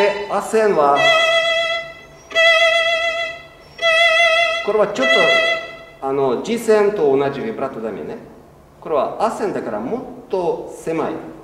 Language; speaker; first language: Japanese; non-native, learner; Russian